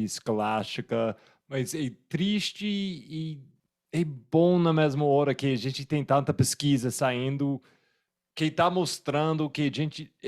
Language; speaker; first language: Portuguese; non-native, fluent; English